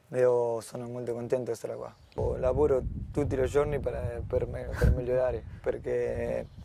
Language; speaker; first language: Italian; non-native, fluent; Spanish